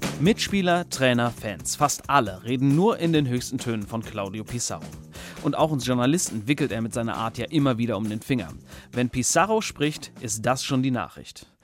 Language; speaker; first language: German; native; German